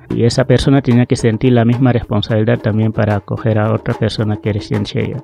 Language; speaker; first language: Spanish; non-native, fluent; Wolof